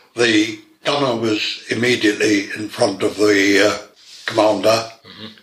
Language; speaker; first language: English; native; English